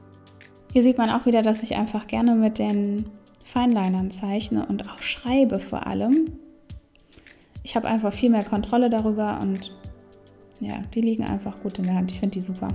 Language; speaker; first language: German; native; German